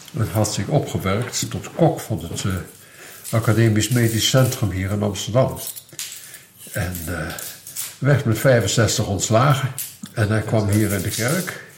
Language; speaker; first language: Dutch; native; Dutch